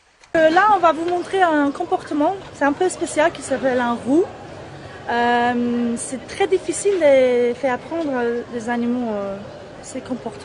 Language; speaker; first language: French; non-native, fluent; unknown